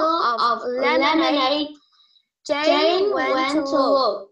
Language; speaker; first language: English; non-native, learner; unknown